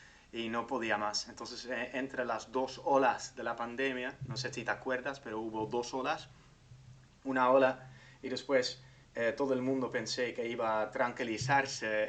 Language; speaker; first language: Spanish; non-native, fluent; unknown